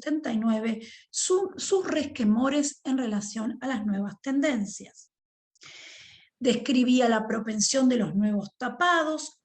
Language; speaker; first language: Spanish; native; Spanish